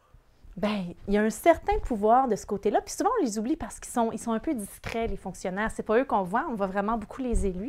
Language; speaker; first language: French; native; French